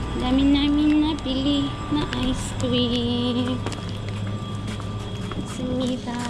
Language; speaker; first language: Korean; early bilingual, other home language; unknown